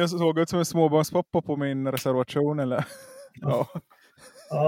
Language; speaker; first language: Swedish; native; Swedish